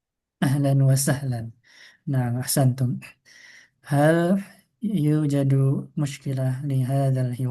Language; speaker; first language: Arabic; non-native, fluent; Indonesian